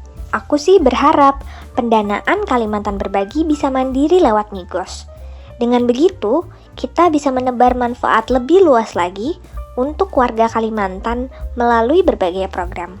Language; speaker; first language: Indonesian; native; Indonesian